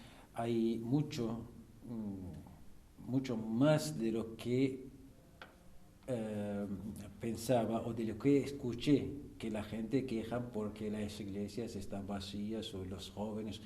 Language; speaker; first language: Spanish; non-native, fluent; Arabic